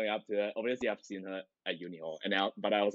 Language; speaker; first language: English; non-native, local second language; Chinese